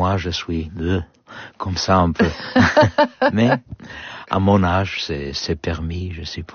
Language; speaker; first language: French; non-native, learner; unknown